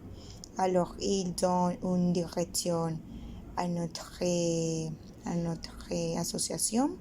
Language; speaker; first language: French; non-native, learner; Spanish